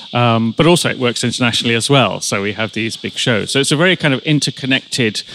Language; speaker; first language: English; native; English